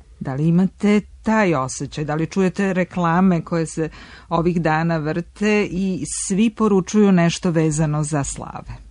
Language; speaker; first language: Serbian; native; Serbian